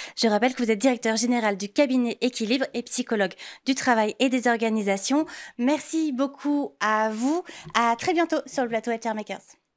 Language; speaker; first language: French; native; French